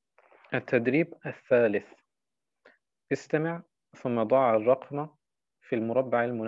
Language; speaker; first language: Arabic; non-native, fluent; German